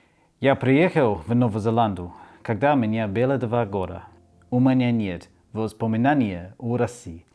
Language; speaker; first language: Russian; early bilingual, heritage; Russian